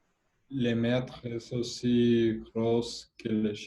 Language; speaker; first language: French; non-native, learner; Spanish